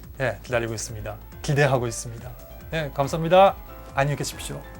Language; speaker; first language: Korean; non-native, learner; Japanese